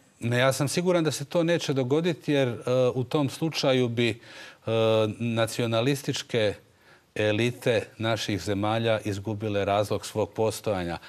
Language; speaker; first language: Bosnian; native; Bosnian